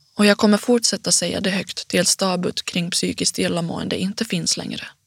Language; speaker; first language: Swedish; native; Swedish